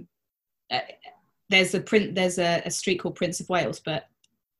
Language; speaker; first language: English; native; English